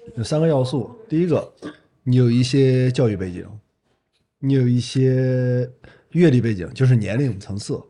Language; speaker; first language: Chinese; native; Chinese